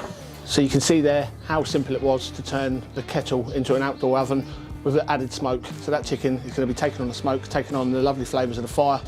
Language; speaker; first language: English; native; English